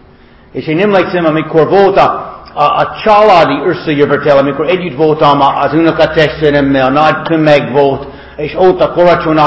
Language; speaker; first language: Hungarian; non-native, learner; English